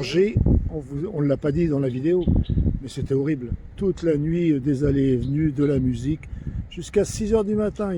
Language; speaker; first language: French; native; French